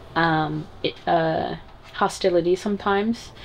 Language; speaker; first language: English; native; English